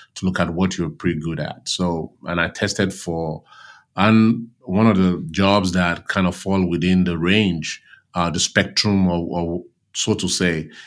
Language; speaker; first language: English; non-native, local second language; Yoruba